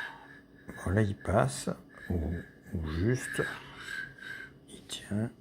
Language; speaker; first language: French; native; French